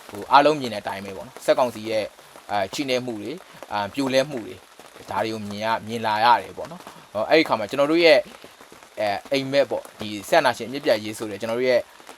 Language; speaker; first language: Burmese; native; Burmese